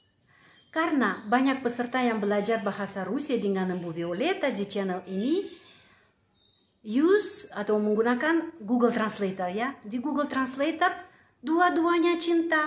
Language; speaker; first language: Indonesian; non-native, fluent; Russian